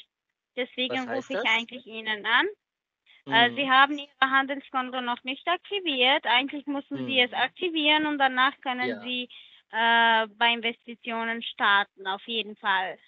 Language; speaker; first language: German; non-native, learner; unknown